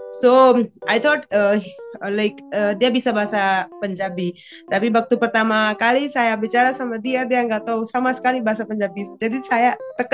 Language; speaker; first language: Indonesian; non-native, fluent; Punjabi